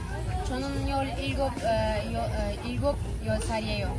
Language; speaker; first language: Korean; non-native, learner; Kurdish